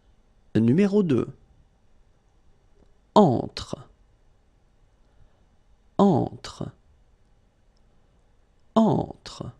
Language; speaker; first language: French; native; French